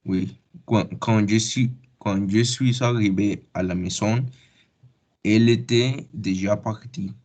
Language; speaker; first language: French; non-native, learner; Spanish